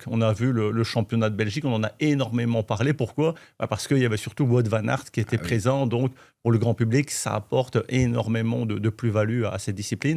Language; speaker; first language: French; native; French